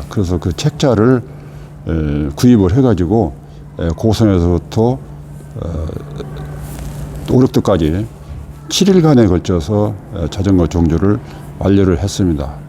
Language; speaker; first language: Korean; native; Korean